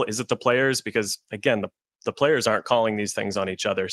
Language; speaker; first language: English; native; English